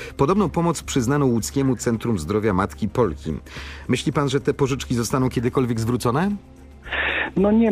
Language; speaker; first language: Polish; native; Polish